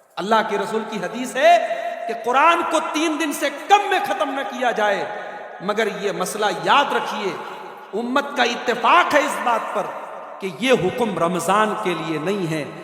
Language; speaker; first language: Urdu; native; Urdu